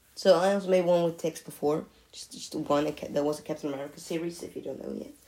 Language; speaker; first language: English; non-native, fluent; Dutch